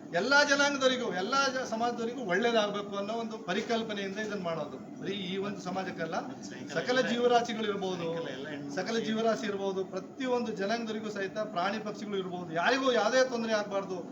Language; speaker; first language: Kannada; non-native, local second language; Lambadi